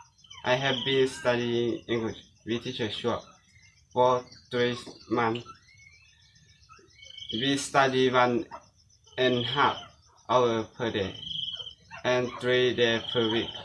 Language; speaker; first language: English; non-native, learner; Lao